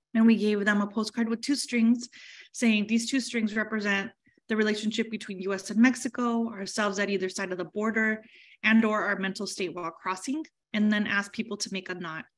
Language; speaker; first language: English; early bilingual, other home language; Spanish